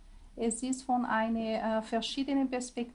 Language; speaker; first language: German; non-native, learner; Portuguese